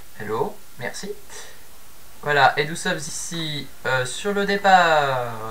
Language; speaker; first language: French; native; French